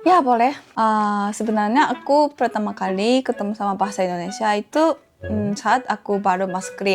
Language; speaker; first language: Indonesian; non-native, fluent; Japanese